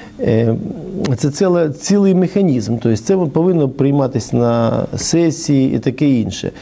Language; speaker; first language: Ukrainian; native; Ukrainian